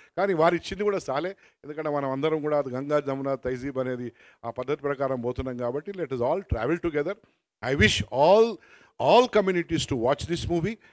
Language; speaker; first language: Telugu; native; Telugu